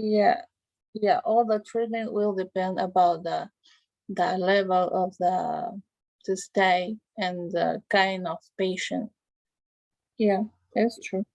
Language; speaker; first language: English; non-native, learner; Spanish